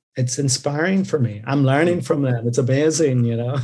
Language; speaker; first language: English; native; English